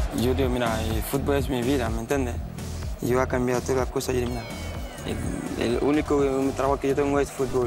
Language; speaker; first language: Spanish; non-native, fluent; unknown